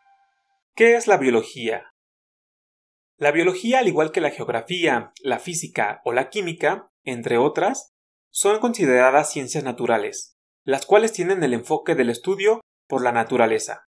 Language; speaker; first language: Spanish; native; Spanish